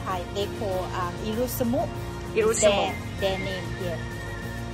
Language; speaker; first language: English; non-native, learner; Thai